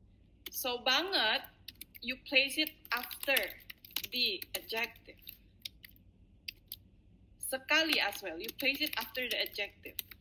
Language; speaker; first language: English; non-native, fluent; Indonesian